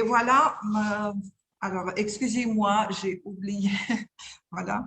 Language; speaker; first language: French; non-native, fluent; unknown